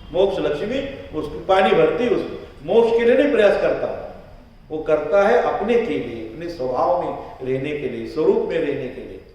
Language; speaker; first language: Hindi; non-native, local second language; Marathi